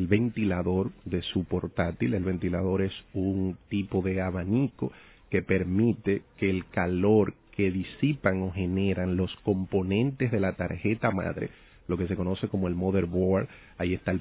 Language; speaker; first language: Spanish; native; Spanish